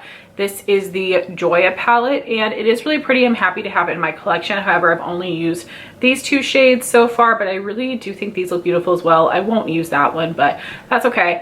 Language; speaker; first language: English; native; English